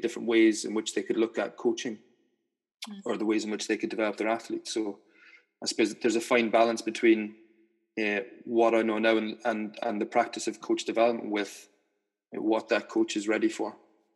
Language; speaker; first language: English; native; English